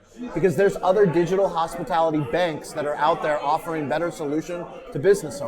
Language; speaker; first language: English; native; English